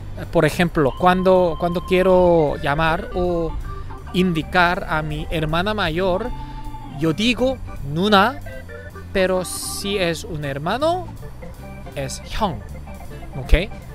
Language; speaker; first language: Spanish; non-native, fluent; Korean